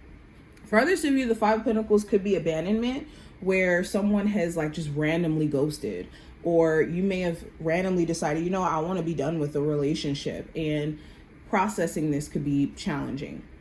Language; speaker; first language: English; native; English